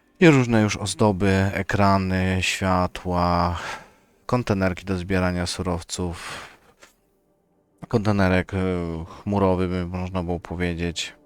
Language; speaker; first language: Polish; native; Polish